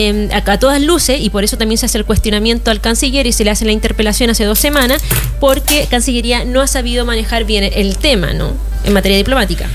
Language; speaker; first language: Spanish; native; Spanish